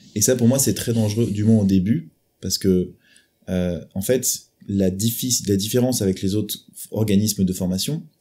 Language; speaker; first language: French; native; French